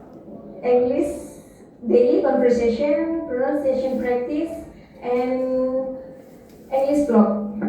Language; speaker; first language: English; non-native, fluent; Indonesian